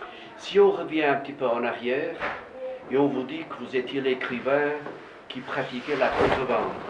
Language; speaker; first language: French; non-native, fluent; Portuguese